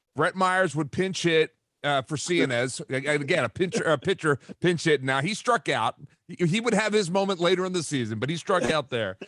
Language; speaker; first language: English; native; English